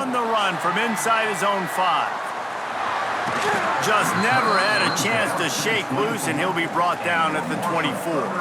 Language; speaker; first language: English; native; English